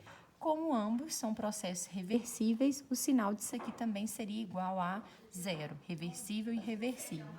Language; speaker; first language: Portuguese; native; Portuguese